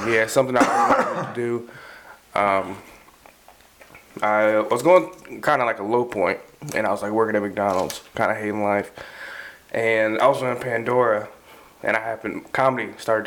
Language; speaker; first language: English; native; English